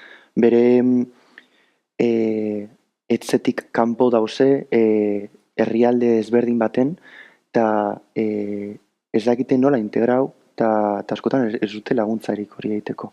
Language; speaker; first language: Basque; native; Basque